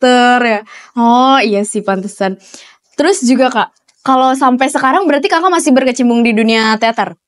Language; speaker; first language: Indonesian; native; Indonesian